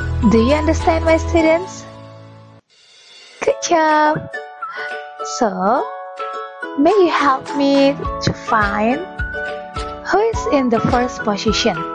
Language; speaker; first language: English; non-native, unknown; Indonesian